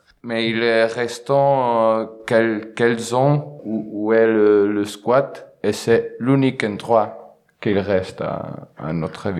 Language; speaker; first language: French; non-native, learner; Spanish